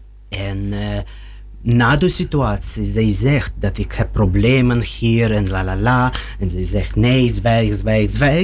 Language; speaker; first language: Dutch; non-native, learner; Russian